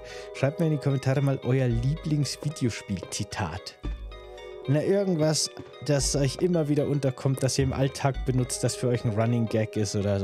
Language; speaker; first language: German; native; German